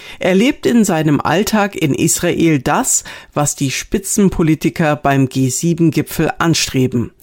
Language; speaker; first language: German; native; German